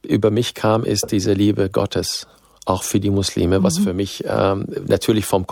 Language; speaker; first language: German; non-native, fluent; Arabic